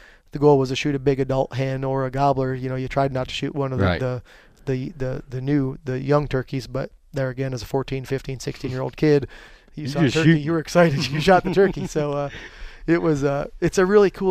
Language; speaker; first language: English; native; English